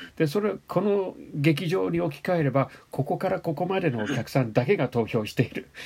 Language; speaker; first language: Japanese; non-native, fluent; English